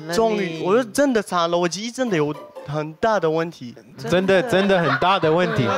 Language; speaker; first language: Chinese; non-native, fluent; Arabic